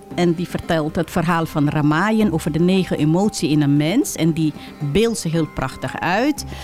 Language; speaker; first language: Dutch; early bilingual, other home language; Caribbean Hindustani